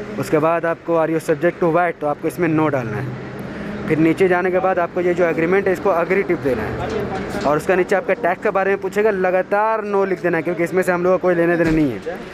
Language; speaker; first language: Hindi; native; Hindi